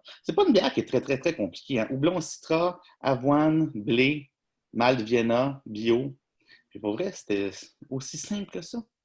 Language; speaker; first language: French; native; French